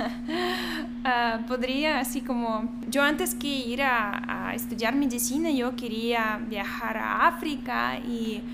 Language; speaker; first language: Spanish; non-native, fluent; Russian